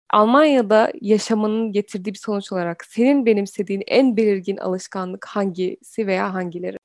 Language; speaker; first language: Turkish; early bilingual, heritage; Turkish